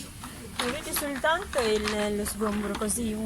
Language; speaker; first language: Italian; non-native, learner; Filipino